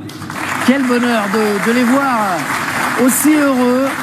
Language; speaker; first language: French; native; French